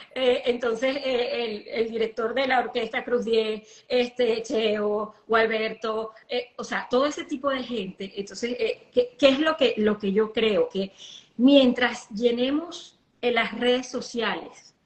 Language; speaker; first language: Spanish; native; Spanish